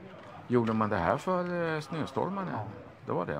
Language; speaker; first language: Swedish; native; Swedish